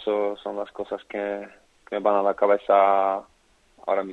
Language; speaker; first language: Spanish; non-native, fluent; Polish